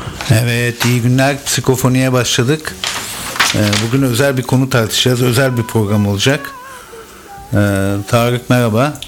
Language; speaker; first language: Turkish; native; Turkish